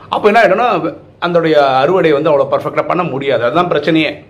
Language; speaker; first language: Tamil; native; Tamil